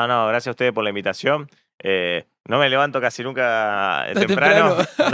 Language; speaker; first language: Spanish; native; Spanish